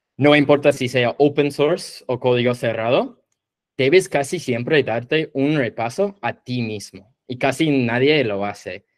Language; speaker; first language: Spanish; non-native, fluent; English